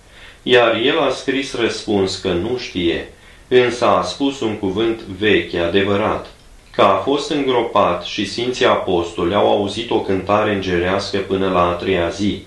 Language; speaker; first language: Romanian; native; Romanian